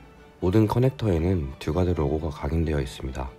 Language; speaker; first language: Korean; native; Korean